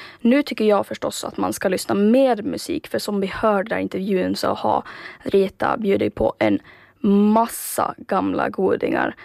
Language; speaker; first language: Swedish; native; Swedish